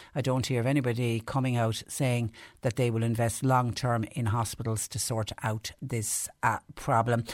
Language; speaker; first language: English; native; English